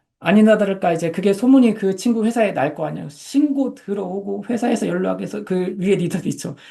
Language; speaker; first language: Korean; native; Korean